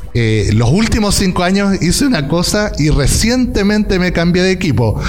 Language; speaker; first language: Spanish; native; Spanish